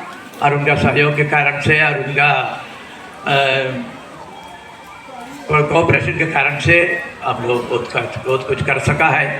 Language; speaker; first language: Hindi; non-native, local second language; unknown